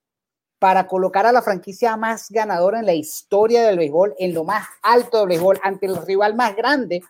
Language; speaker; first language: Spanish; native; Spanish